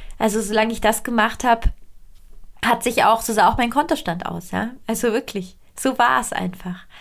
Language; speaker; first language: German; non-native, fluent; Italian